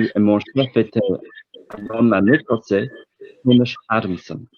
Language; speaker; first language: French; non-native, fluent; English